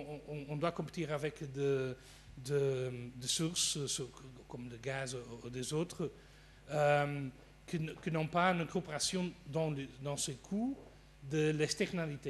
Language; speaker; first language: French; non-native, fluent; Portuguese